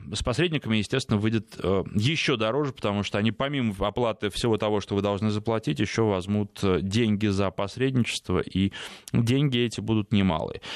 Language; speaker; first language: Russian; native; Russian